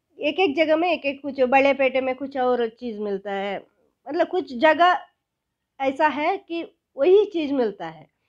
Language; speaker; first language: Hindi; non-native, local second language; Kannada